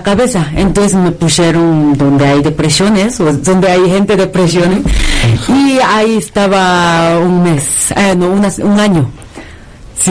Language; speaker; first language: Spanish; non-native, fluent; Korean